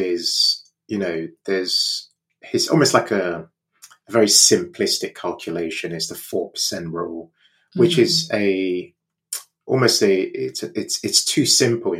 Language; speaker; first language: English; non-native, local second language; Yoruba